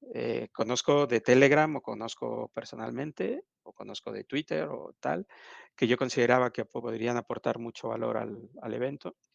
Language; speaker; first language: Spanish; native; Spanish